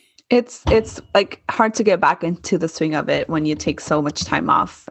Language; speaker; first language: English; native; English